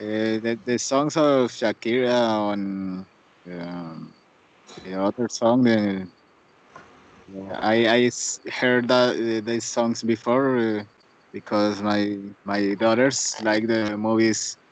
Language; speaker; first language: English; non-native, learner; Spanish